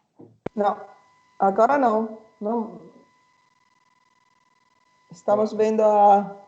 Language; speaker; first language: Portuguese; non-native, fluent; Italian